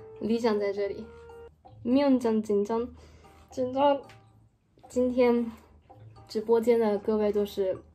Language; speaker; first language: Chinese; non-native, fluent; Japanese